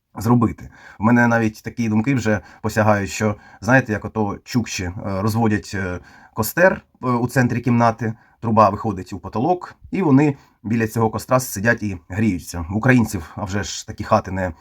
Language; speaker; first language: Ukrainian; non-native, local second language; Russian